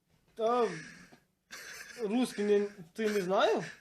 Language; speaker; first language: Russian; non-native, learner; Turkmen